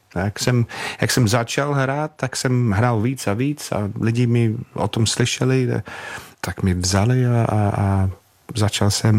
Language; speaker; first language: Czech; non-native, fluent; English